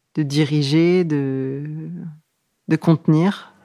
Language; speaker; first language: French; native; French